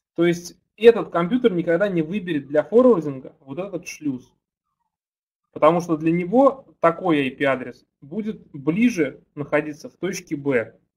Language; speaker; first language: Russian; native; Russian